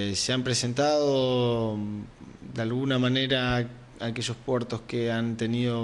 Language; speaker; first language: Spanish; native; Spanish